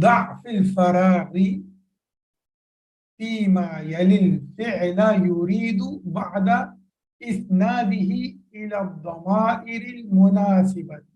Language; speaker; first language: Arabic; non-native, fluent; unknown